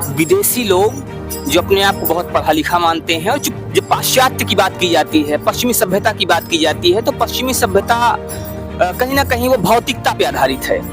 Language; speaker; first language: Hindi; native; Hindi